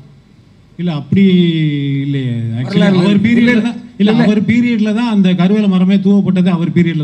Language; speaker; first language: Tamil; native; Tamil